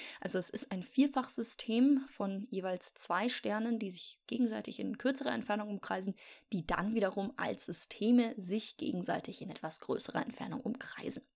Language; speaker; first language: German; native; German